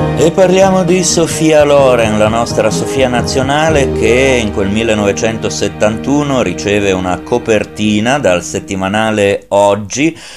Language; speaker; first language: Italian; native; Italian